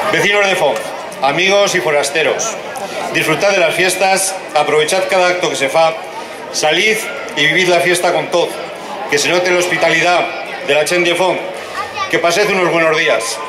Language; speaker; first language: Spanish; native; Spanish